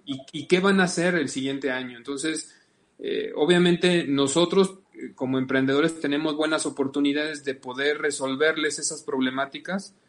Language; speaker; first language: Spanish; native; Spanish